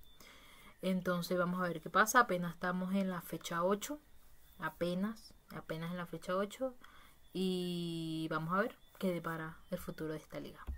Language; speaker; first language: Spanish; native; Spanish